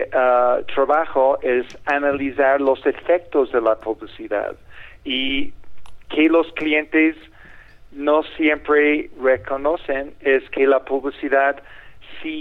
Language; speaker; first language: Spanish; non-native, fluent; English